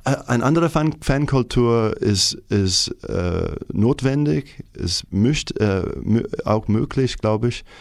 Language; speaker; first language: German; non-native, fluent; English